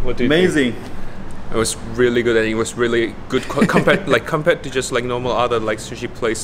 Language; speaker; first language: English; non-native, learner; Korean